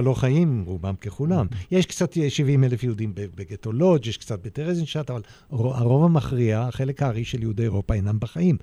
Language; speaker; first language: Hebrew; native; Hebrew